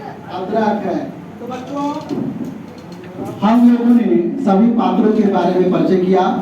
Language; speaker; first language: Hindi; native; Hindi